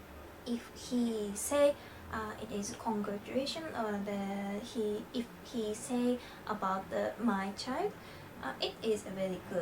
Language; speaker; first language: English; non-native, learner; Japanese